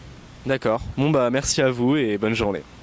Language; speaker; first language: French; native; French